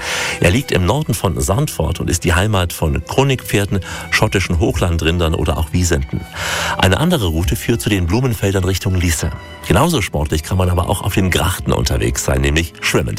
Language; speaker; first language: German; native; German